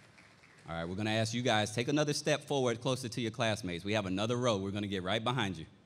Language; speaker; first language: English; native; English